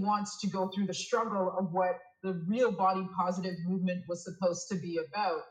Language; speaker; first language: English; native; English